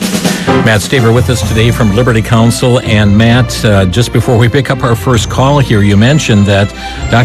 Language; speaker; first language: English; native; English